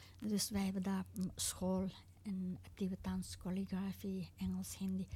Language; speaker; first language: Dutch; non-native, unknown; Tibetan